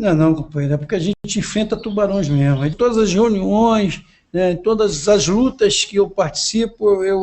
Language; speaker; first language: Portuguese; native; Portuguese